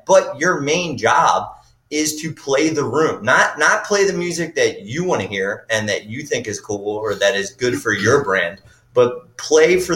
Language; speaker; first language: English; native; English